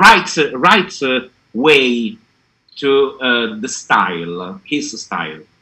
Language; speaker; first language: English; non-native, learner; Italian